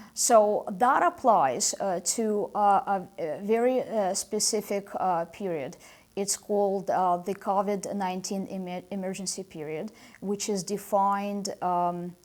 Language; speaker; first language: English; non-native, fluent; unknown